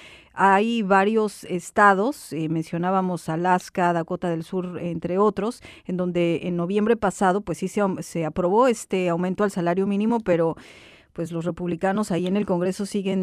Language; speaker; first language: Spanish; native; Spanish